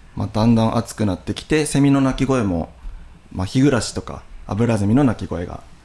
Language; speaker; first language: Japanese; native; Japanese